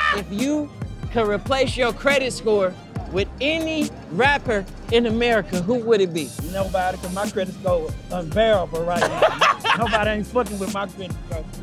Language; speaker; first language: English; native; English